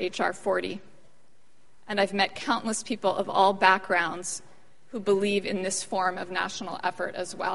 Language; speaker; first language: English; native; English